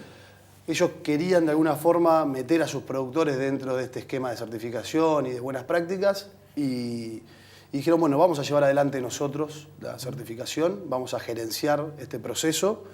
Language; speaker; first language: Spanish; native; Spanish